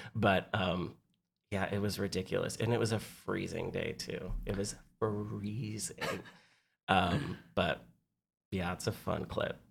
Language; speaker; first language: English; native; English